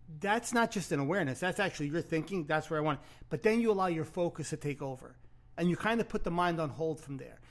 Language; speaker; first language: English; native; English